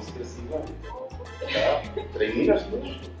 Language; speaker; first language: Bulgarian; non-native, learner; Spanish